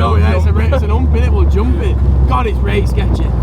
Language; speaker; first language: English; native; English